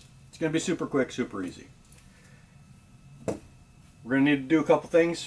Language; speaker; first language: English; native; English